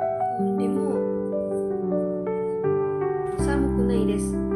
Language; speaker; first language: Japanese; non-native, learner; Indonesian